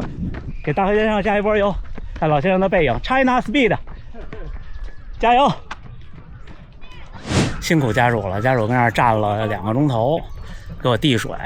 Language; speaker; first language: Chinese; native; Chinese